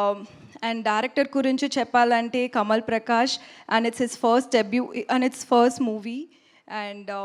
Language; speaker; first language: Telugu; non-native, learner; Tamil